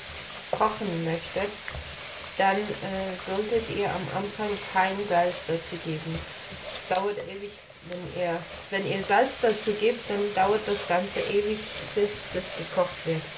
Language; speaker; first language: German; non-native, fluent; Persian